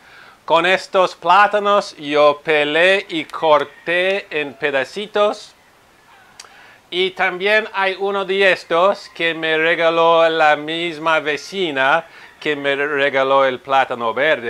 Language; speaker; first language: Spanish; non-native, fluent; Italian